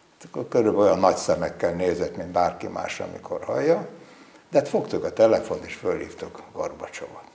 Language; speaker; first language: Hungarian; native; Hungarian